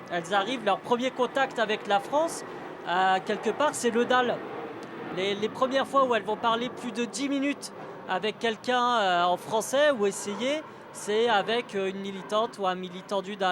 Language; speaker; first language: French; native; French